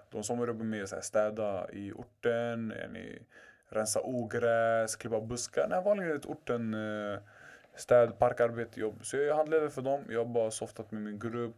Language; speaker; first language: Swedish; early bilingual, other home language; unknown